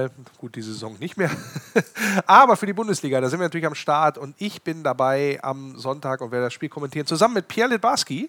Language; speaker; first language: German; native; German